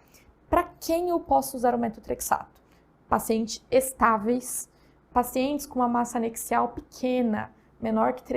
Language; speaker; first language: Portuguese; native; Portuguese